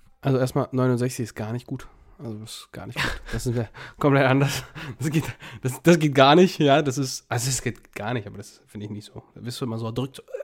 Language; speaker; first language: German; early bilingual, other home language; Russian